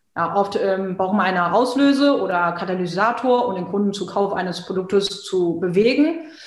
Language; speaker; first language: German; non-native, fluent; Chinese